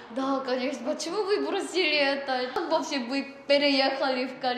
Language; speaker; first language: Russian; non-native, learner; Korean